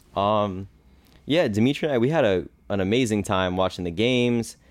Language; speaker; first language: English; early bilingual, other home language; Greek